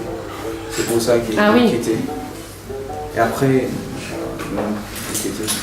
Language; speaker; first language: French; non-native, learner; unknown